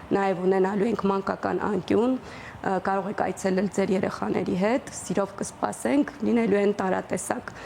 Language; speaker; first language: Armenian; native; Armenian